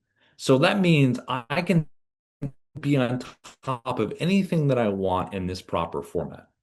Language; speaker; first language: English; native; English